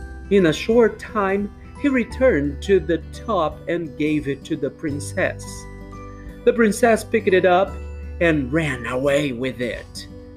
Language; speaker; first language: English; non-native, fluent; Portuguese